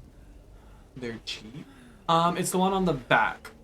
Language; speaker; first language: English; native; English